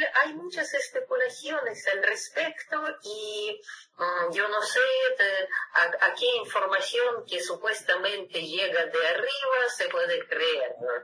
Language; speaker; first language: Spanish; non-native, fluent; Russian